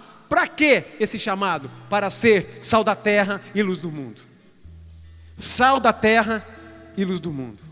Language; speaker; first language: Portuguese; native; Portuguese